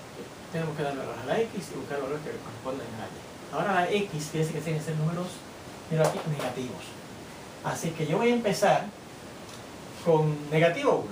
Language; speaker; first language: Spanish; native; Spanish